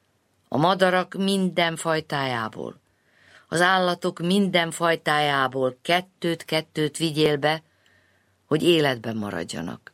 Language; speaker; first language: Hungarian; native; Hungarian